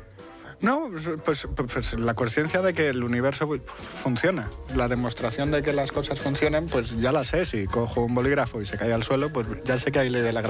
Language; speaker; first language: Spanish; native; Spanish